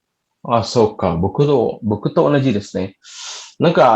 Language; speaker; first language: Japanese; non-native, fluent; Indonesian